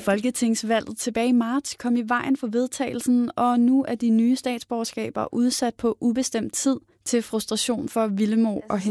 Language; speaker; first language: Danish; native; Danish